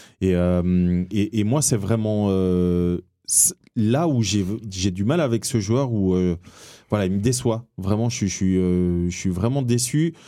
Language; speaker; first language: French; early bilingual, other home language; Portuguese